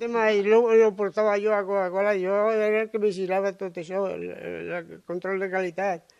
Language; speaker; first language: Catalan; non-native, local second language; Spanish